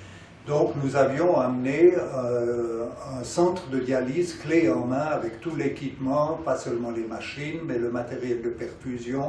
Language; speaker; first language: French; native; French